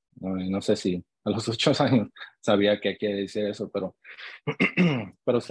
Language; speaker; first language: Spanish; early bilingual, heritage; Spanish